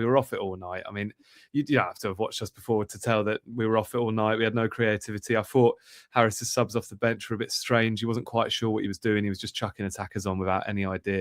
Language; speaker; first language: English; native; English